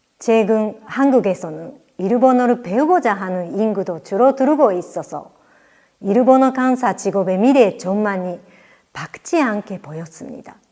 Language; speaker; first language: Korean; non-native, fluent; Japanese